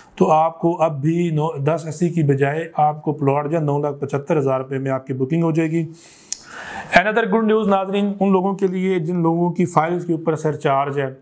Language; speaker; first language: Urdu; non-native, local second language; Punjabi